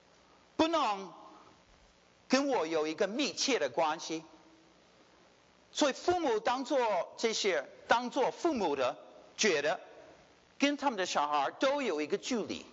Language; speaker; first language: Chinese; early bilingual, heritage; Chinese